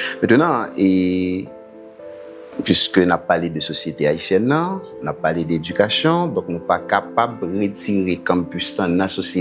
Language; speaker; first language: Haitian Creole; native; Haitian Creole